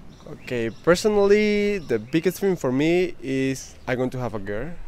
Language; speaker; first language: English; non-native, learner; Spanish